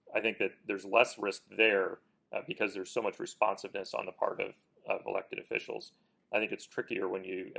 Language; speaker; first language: English; native; English